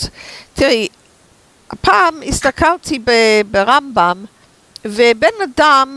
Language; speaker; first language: Hebrew; non-native, fluent; English